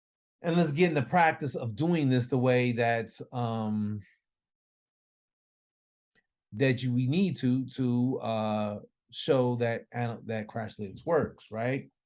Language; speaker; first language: English; native; English